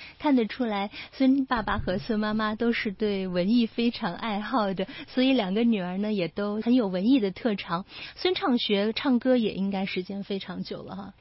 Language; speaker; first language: Chinese; native; Chinese